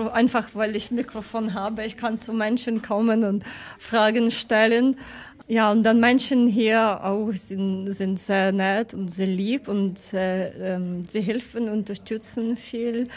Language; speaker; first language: German; non-native, learner; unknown